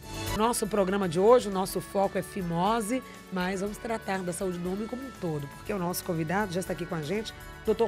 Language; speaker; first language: Portuguese; native; Portuguese